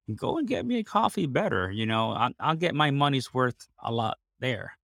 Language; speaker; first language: English; non-native, fluent; Spanish